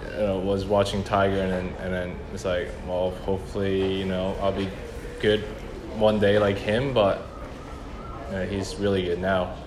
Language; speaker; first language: English; early bilingual, other home language; Korean